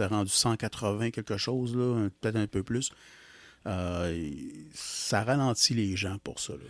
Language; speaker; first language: French; native; French